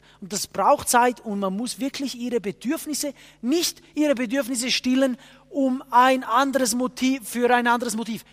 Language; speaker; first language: German; non-native, fluent; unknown